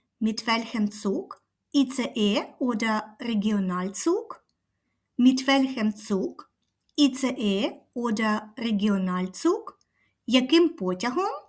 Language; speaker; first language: German; non-native, fluent; Ukrainian